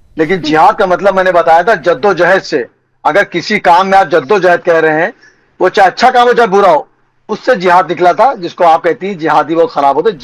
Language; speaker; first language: Hindi; native; Hindi